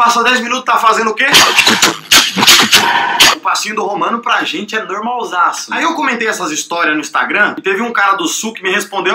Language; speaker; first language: Portuguese; native; Portuguese